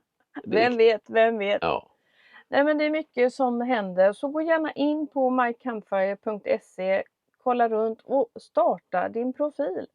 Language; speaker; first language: Swedish; native; Swedish